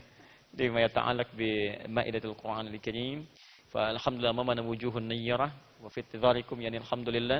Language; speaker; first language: Arabic; non-native, fluent; Indonesian